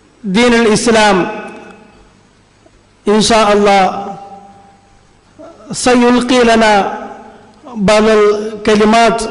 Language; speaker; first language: Arabic; non-native, fluent; Malayalam